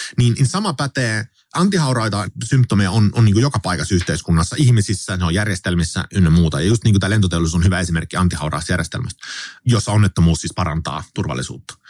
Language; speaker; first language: Finnish; early bilingual, heritage; Finnish